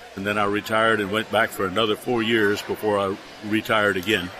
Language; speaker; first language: English; early bilingual, other home language; German